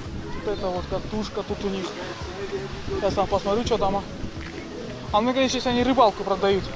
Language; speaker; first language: Russian; native; Russian